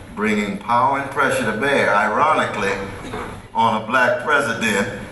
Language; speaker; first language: English; native; English